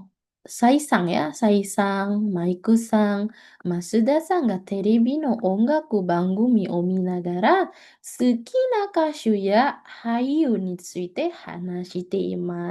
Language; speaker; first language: Japanese; non-native, fluent; Indonesian